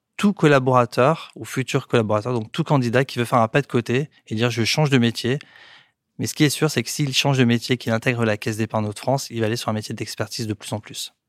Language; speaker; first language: French; native; French